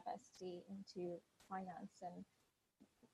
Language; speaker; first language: English; non-native, fluent; Russian